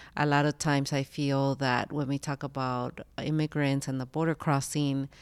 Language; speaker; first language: English; early bilingual, other home language; Spanish